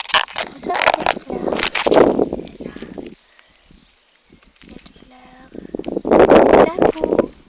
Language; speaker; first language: French; non-native, local second language; Arabic